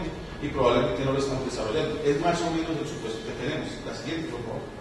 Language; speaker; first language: Spanish; native; Spanish